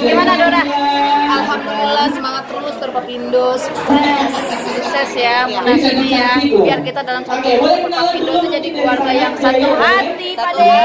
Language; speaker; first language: Indonesian; native; Indonesian